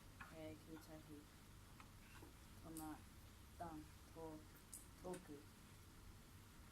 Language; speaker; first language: Māori; non-native, learner; English